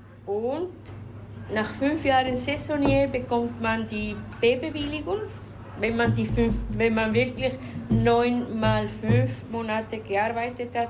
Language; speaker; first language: German; non-native, fluent; Spanish